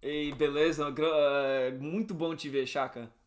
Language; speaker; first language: Portuguese; non-native, fluent; English